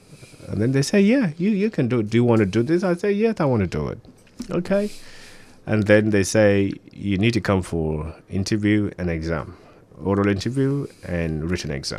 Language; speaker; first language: English; early bilingual, other home language; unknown